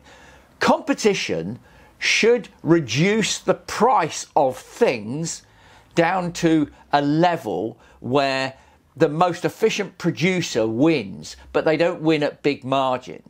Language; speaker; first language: English; native; English